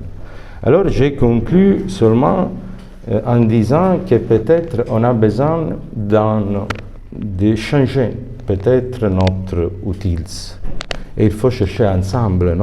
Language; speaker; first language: French; non-native, fluent; Italian